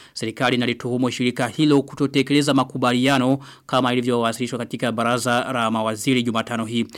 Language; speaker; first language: Swahili; non-native, local second language; Rundi